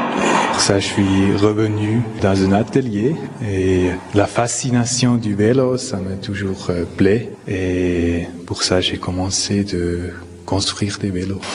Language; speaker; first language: French; non-native, local second language; Swiss German